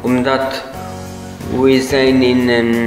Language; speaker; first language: Dutch; non-native, learner; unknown